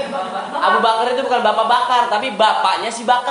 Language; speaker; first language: Indonesian; native; Indonesian